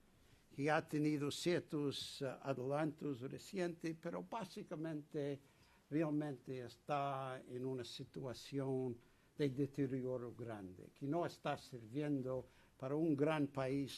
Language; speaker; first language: Spanish; non-native, fluent; English